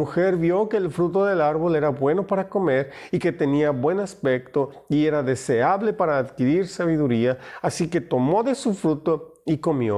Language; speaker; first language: Spanish; native; Spanish